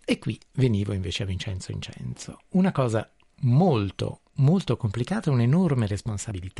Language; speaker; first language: Italian; native; Italian